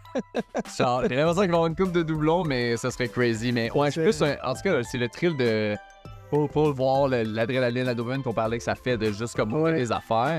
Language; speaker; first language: French; native; French